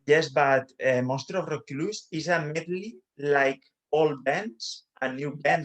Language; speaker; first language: English; non-native, learner; Spanish